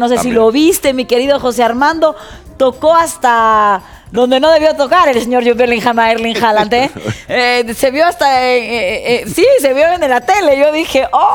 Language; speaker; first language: Spanish; native; Spanish